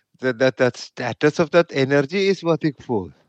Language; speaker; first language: Dutch; non-native, fluent; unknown